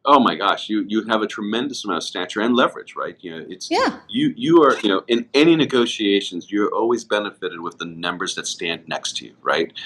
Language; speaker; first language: English; native; English